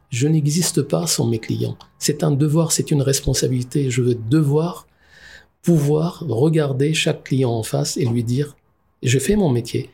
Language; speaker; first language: French; non-native, local second language; Arabic